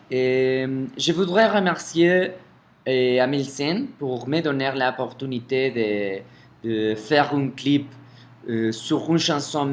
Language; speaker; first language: French; non-native, fluent; Spanish